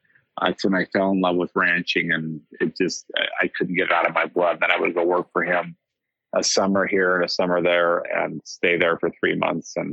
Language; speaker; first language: English; native; English